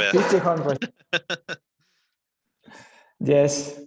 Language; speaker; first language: English; non-native, learner; Spanish